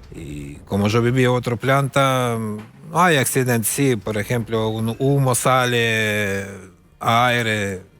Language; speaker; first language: Spanish; non-native, learner; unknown